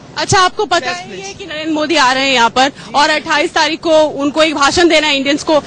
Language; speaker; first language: Hindi; native; Hindi